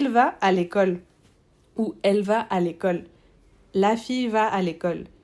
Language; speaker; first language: French; non-native, fluent; Spanish